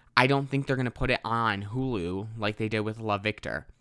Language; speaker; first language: English; native; English